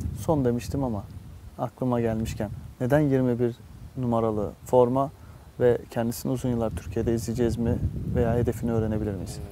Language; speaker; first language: Turkish; native; Turkish